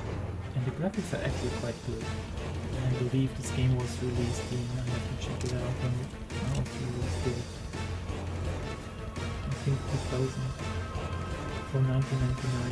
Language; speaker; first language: English; non-native, fluent; German